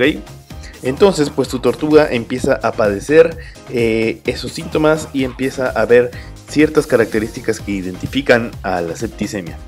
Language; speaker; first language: Spanish; native; Spanish